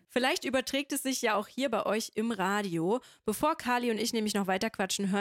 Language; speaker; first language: German; native; German